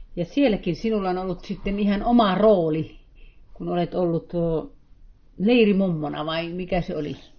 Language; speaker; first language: Finnish; native; Finnish